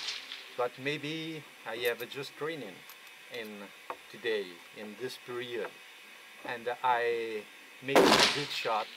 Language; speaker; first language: English; non-native, learner; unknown